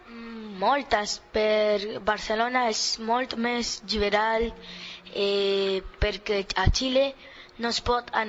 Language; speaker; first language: Catalan; early bilingual, other home language; Spanish